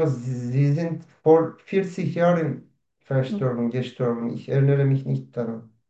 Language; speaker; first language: German; non-native, learner; Turkish